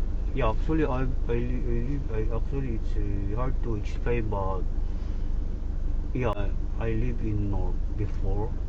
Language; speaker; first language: English; non-native, learner; Korean